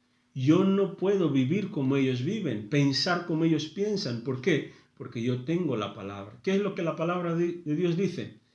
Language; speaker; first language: Spanish; non-native, fluent; Portuguese